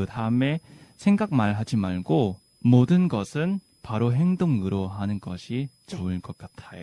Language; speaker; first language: Korean; non-native, fluent; Vietnamese